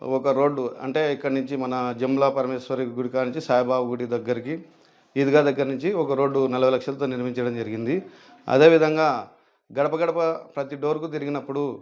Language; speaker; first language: Telugu; native; Telugu